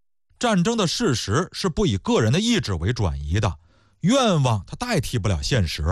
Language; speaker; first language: Chinese; native; Chinese